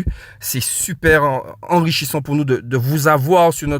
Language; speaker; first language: French; non-native, local second language; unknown